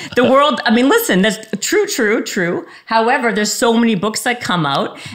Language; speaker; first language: English; native; English